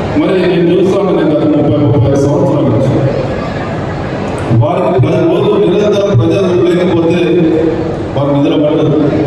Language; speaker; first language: Telugu; native; Telugu